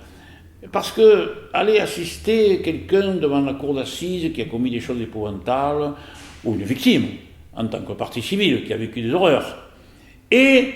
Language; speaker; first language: French; native; French